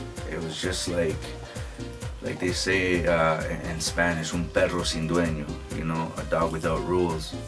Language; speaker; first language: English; early bilingual, other home language; Spanish